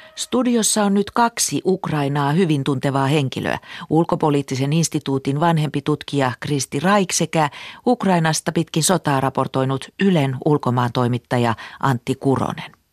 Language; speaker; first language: Finnish; native; Finnish